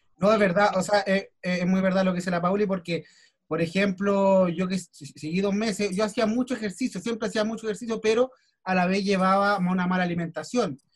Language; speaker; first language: Spanish; native; Spanish